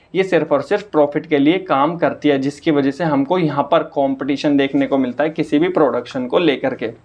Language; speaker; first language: Hindi; native; Hindi